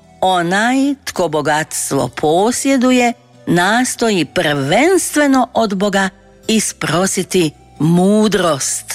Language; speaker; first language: Croatian; native; Croatian